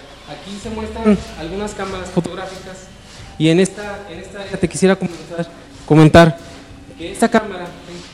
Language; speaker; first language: Spanish; native; Spanish